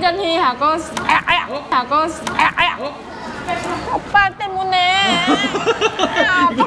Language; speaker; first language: Korean; non-native, learner; Vietnamese